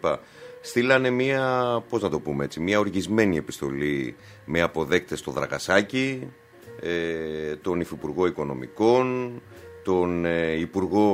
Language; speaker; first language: Greek; native; Greek